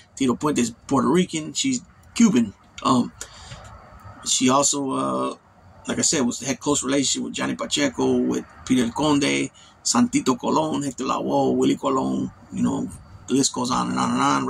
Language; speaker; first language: English; native; English